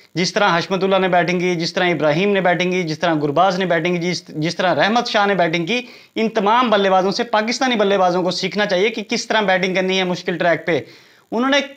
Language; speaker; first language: Urdu; native; Urdu